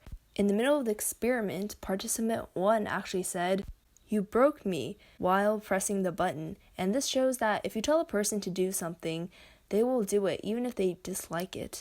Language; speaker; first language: English; native; English